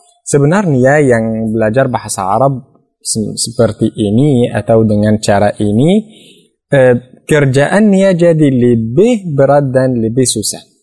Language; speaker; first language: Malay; non-native, fluent; Arabic